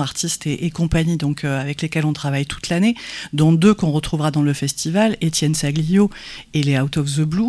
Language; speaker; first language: French; native; French